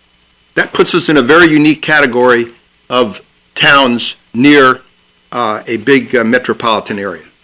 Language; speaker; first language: English; native; English